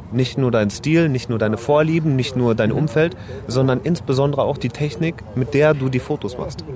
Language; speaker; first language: German; native; German